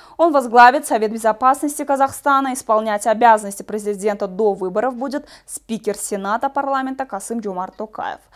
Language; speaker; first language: Russian; non-native, local second language; Kyrgyz